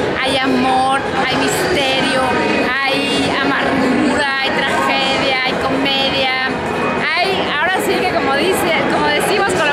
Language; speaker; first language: Spanish; native; Spanish